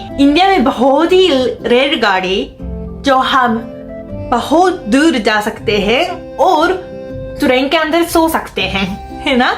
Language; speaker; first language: Hindi; non-native, fluent; Japanese